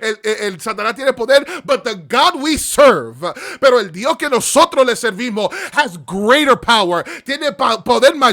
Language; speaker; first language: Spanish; early bilingual, heritage; Spanish